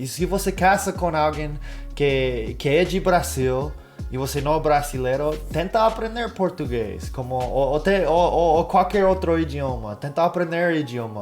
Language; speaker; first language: Portuguese; non-native, fluent; English